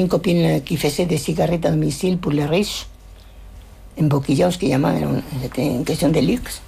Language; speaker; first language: French; non-native, fluent; Spanish